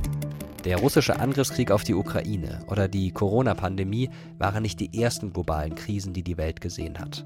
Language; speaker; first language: German; native; German